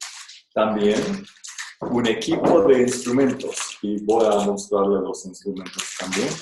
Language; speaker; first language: Spanish; non-native, fluent; English